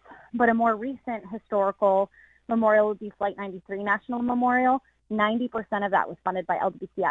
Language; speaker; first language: English; native; English